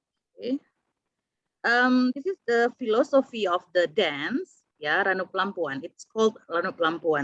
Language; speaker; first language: English; non-native, fluent; Indonesian